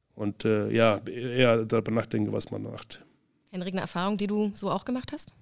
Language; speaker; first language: German; non-native, fluent; Icelandic